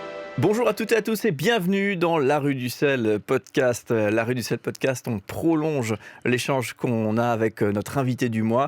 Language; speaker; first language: French; native; French